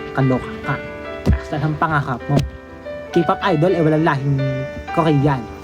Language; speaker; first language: Filipino; native; Filipino